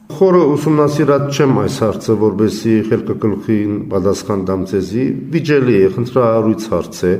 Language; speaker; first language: Armenian; early bilingual, heritage; Armenian